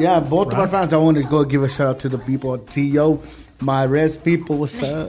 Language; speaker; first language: English; early bilingual, other home language; Spanish